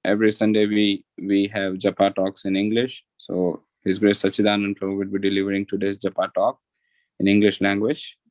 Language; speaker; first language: English; non-native, local second language; Hindi